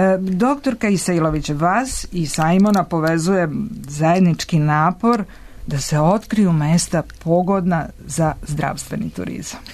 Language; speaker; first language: Serbian; native; Serbian